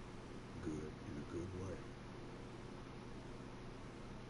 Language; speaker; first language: English; native; English